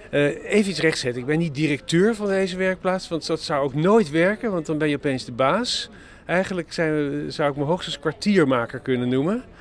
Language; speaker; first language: Dutch; native; Dutch